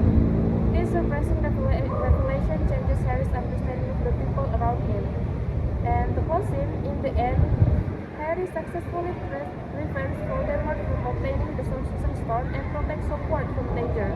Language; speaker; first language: English; non-native, learner; Indonesian